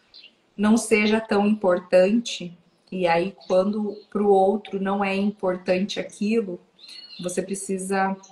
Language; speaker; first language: Portuguese; native; Portuguese